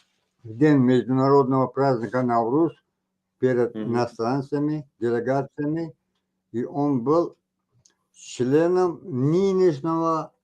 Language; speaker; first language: Russian; non-native, local second language; Tajik